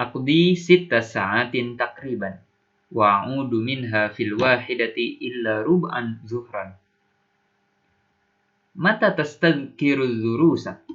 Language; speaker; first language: Arabic; non-native, fluent; Indonesian